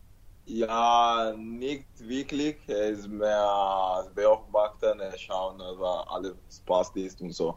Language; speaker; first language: German; non-native, learner; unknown